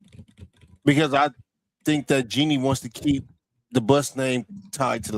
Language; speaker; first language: English; native; English